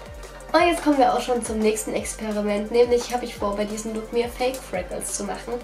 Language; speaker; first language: German; native; German